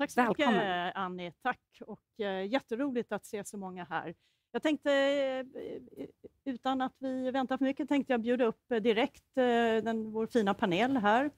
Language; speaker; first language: Swedish; native; Swedish